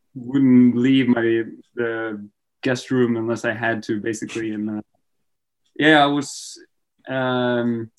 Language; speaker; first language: English; non-native, fluent; Norwegian